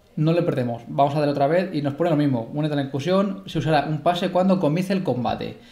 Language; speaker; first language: Spanish; native; Spanish